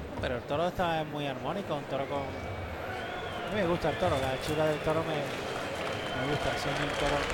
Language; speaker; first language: Spanish; native; Spanish